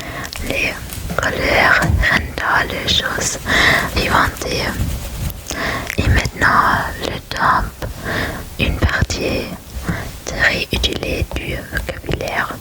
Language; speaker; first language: French; non-native, learner; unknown